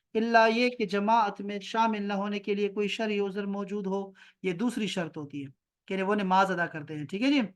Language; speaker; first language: Urdu; non-native, local second language; Pashto